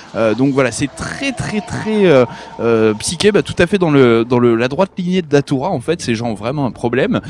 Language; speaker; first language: French; native; French